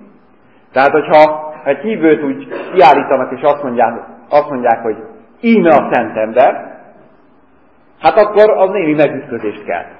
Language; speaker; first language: Hungarian; native; Hungarian